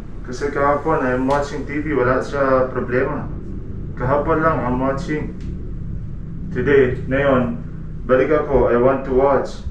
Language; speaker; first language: Filipino; non-native, learner; Arabic